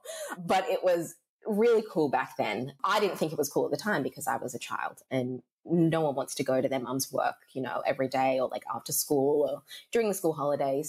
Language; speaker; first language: English; native; English